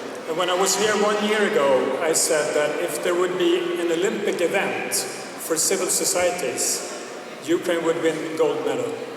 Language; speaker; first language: English; non-native, fluent; Swedish